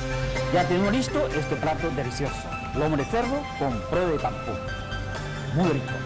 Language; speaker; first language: Spanish; non-native, fluent; Chinese